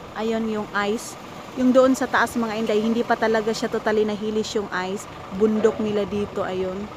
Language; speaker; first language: Filipino; native; Filipino